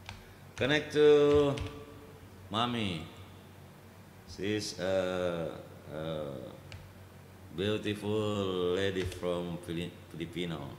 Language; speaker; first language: English; non-native, learner; Indonesian